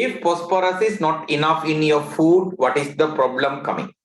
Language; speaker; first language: English; non-native, local second language; Tamil